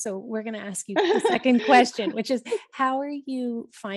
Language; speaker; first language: English; native; English